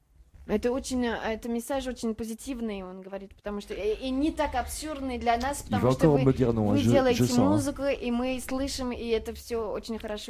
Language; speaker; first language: Russian; non-native, learner; French